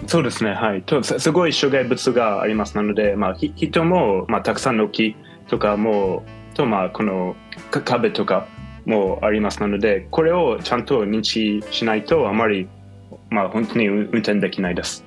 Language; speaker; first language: Japanese; non-native, fluent; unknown